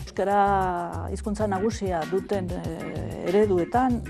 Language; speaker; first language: Basque; native; Basque